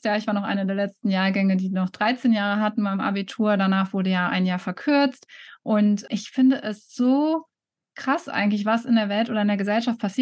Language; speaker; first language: German; native; German